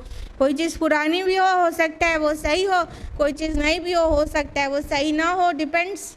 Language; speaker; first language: Urdu; native; Urdu